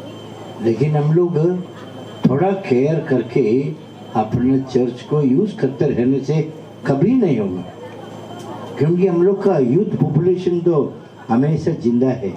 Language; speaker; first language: Hindi; non-native, local second language; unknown